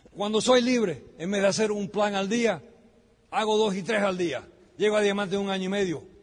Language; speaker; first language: Spanish; early bilingual, heritage; Spanish